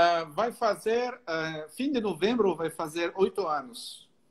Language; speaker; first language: Portuguese; non-native, fluent; French